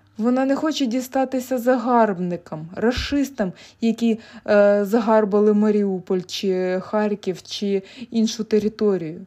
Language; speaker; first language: Ukrainian; native; Ukrainian